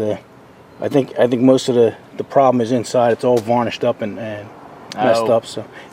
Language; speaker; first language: English; native; English